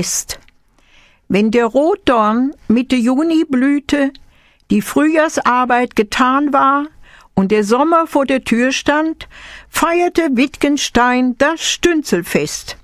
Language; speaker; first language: German; native; German